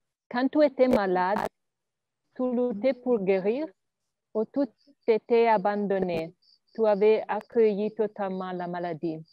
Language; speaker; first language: French; non-native, learner; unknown